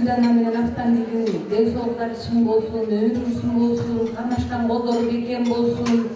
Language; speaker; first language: Kyrgyz; native; Kyrgyz